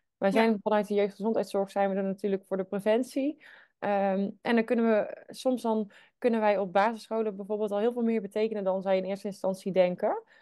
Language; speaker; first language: Dutch; native; Dutch